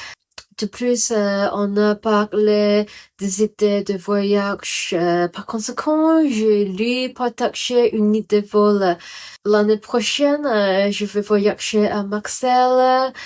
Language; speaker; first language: French; non-native, learner; Cantonese